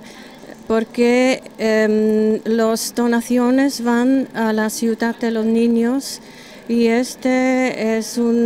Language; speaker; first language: Spanish; non-native, learner; German